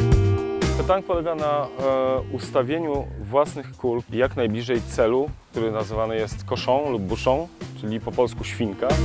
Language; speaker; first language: Polish; native; Polish